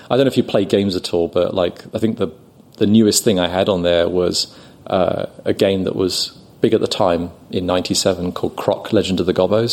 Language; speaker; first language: English; native; English